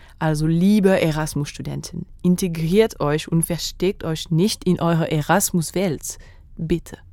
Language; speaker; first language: German; non-native, fluent; French